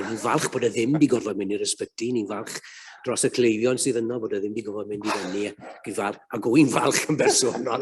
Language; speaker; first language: Welsh; native; Welsh